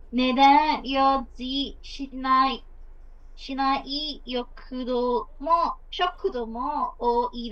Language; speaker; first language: Japanese; non-native, learner; Burmese